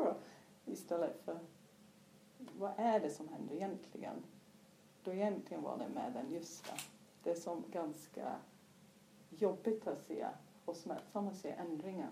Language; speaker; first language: Swedish; non-native, fluent; English